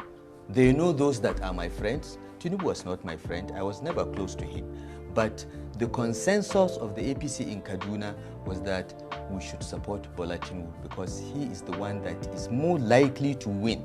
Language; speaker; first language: English; non-native, local second language; Hausa